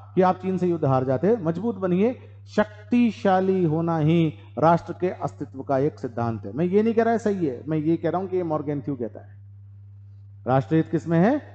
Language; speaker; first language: Hindi; native; Hindi